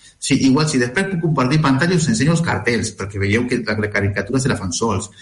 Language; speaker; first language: Catalan; non-native, fluent; Spanish